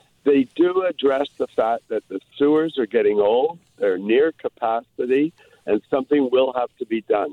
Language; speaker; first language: English; native; English